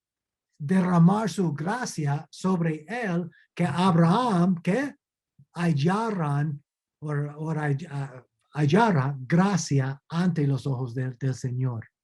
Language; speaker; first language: Spanish; non-native, fluent; English